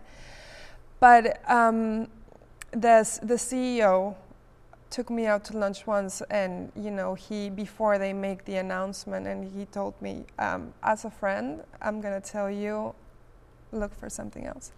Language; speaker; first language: English; non-native, fluent; Spanish